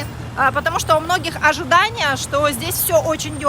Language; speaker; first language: Russian; native; Russian